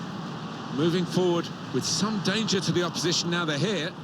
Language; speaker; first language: English; native; English